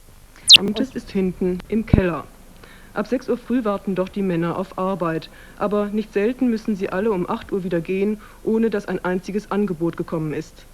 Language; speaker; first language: German; native; German